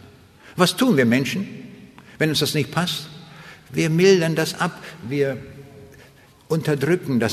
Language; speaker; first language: German; native; German